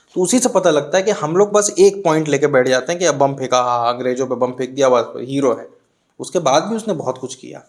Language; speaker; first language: Hindi; native; Hindi